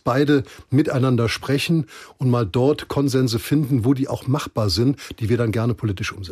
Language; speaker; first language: German; native; German